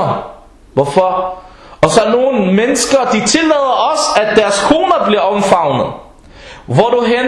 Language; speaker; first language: Danish; early bilingual, other home language; Arabic